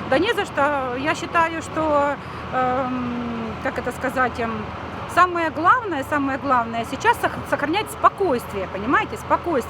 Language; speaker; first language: Russian; native; Russian